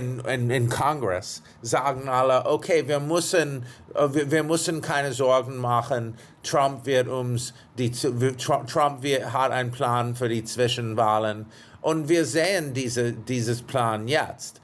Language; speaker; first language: German; non-native, fluent; English